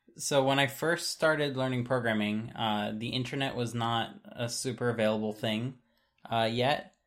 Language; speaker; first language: English; native; English